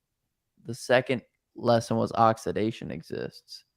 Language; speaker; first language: English; native; English